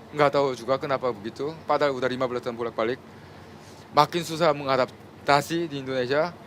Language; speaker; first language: Indonesian; non-native, fluent; Korean